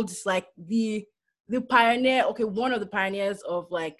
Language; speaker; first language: English; non-native, local second language; Yoruba